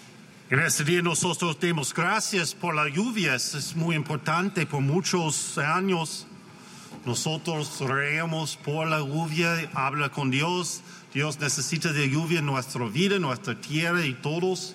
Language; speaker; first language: Spanish; non-native, learner; English